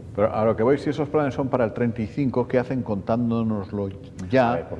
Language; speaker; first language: Spanish; native; Spanish